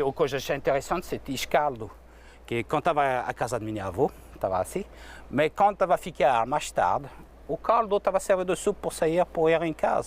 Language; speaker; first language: Portuguese; non-native, learner; French